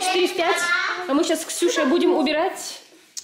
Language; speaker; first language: Russian; native; Russian